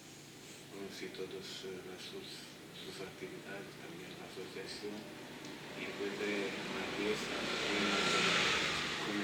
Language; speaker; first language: Spanish; non-native, fluent; Italian